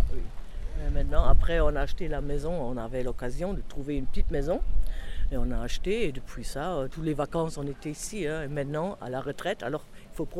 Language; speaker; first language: French; non-native, fluent; German